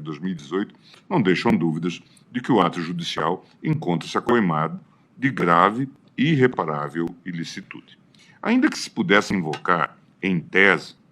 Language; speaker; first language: Portuguese; native; Portuguese